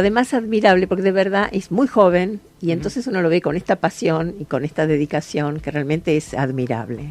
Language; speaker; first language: Spanish; native; Spanish